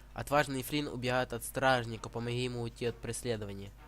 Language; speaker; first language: Russian; non-native, local second language; Ukrainian